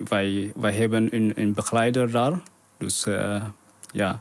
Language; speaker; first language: Dutch; non-native, learner; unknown